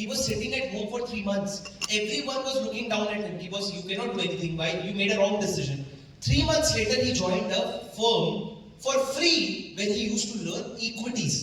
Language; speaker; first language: English; non-native, local second language; Hindi